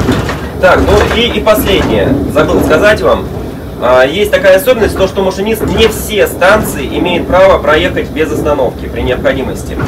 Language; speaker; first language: Russian; native; Russian